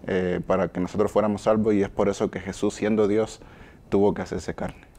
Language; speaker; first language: Spanish; native; Spanish